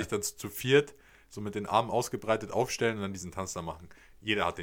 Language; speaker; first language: German; native; German